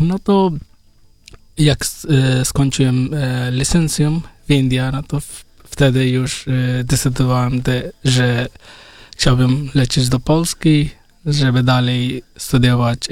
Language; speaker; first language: Polish; non-native, learner; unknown